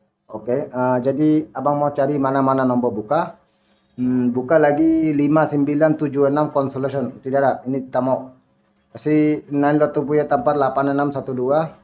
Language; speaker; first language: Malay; non-native, learner; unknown